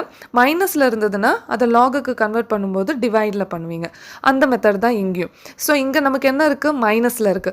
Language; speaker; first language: Tamil; native; Tamil